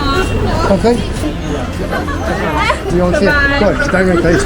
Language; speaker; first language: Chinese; non-native, learner; English